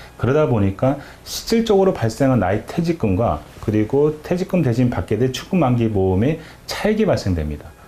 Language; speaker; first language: Korean; native; Korean